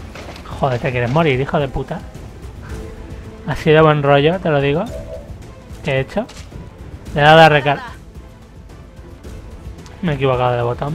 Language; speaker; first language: Spanish; native; Spanish